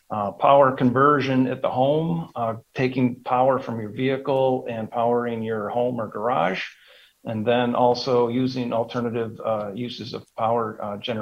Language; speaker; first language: English; native; English